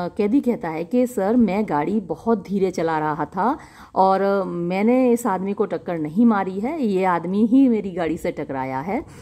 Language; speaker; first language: Hindi; native; Hindi